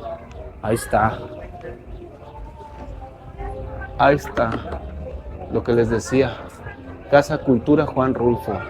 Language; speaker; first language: Spanish; native; Spanish